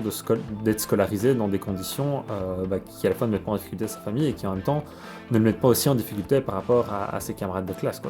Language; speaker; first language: French; native; French